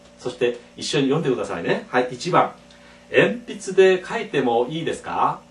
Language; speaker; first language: Japanese; non-native, fluent; Korean